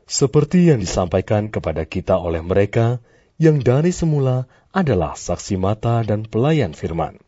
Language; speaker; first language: Indonesian; native; Indonesian